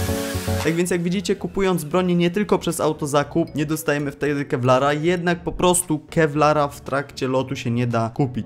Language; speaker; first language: Polish; native; Polish